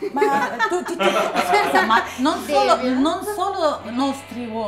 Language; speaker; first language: Italian; non-native, learner; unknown